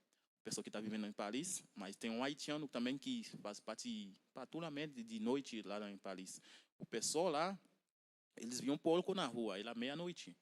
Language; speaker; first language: Portuguese; non-native, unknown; Haitian Creole